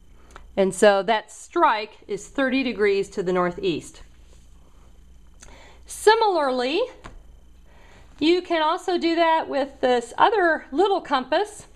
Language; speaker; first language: English; native; English